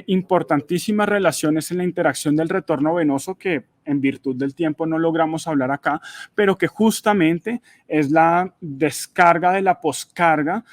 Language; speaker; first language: Spanish; native; Spanish